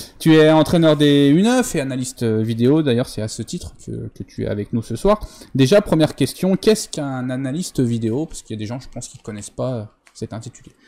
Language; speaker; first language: French; native; French